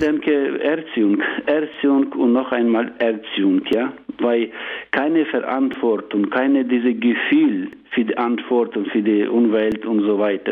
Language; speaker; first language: German; non-native, learner; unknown